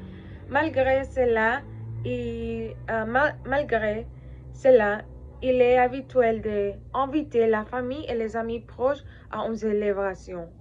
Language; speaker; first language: French; non-native, learner; Spanish